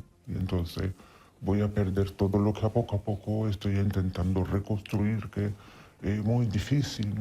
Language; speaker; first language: Spanish; non-native, fluent; Italian